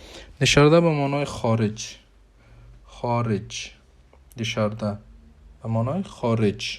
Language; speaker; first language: Persian; non-native, fluent; Urdu